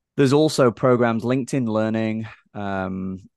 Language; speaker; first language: English; native; English